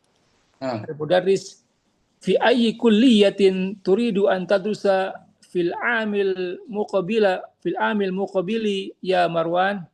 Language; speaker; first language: Arabic; non-native, learner; Indonesian